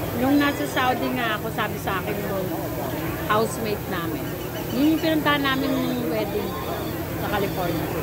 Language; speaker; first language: Filipino; native; Filipino